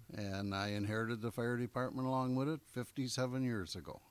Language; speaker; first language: English; native; English